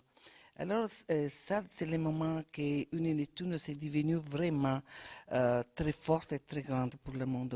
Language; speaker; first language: French; non-native, fluent; Italian